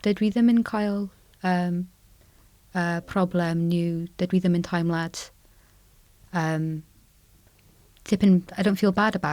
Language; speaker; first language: Welsh; non-native, local second language; English